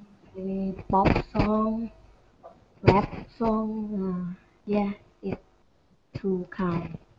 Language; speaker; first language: English; non-native, learner; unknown